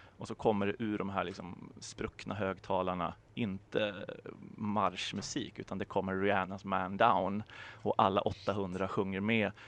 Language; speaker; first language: Swedish; native; Swedish